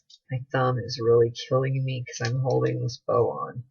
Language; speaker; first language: English; native; English